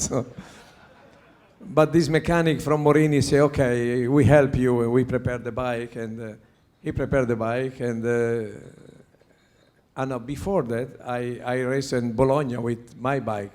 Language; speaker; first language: English; non-native, learner; Italian